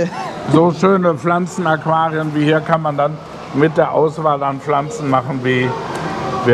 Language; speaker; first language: German; native; German